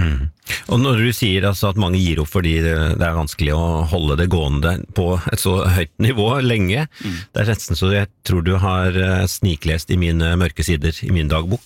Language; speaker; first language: Norwegian; native; Norwegian